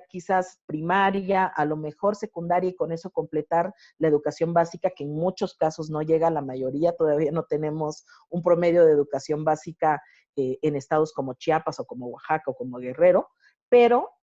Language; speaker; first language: Spanish; native; Spanish